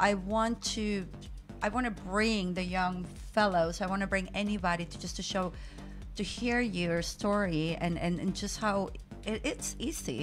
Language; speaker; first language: English; non-native, fluent; Spanish